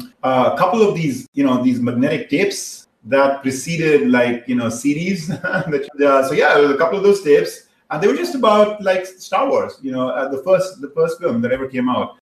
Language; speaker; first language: English; non-native, local second language; Hindi